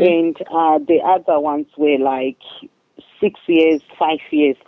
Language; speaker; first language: English; non-native, local second language; Shona